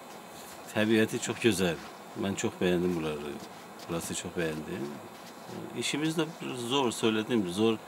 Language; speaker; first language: Turkish; non-native, learner; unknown